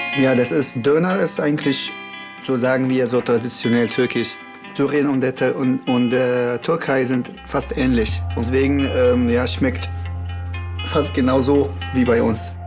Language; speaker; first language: German; non-native, learner; Arabic